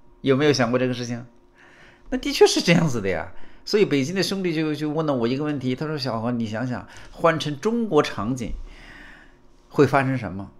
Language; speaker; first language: Chinese; native; Chinese